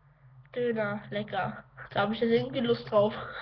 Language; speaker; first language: German; native; German